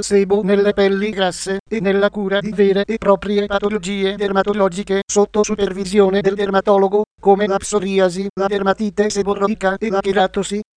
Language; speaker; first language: Italian; native; Italian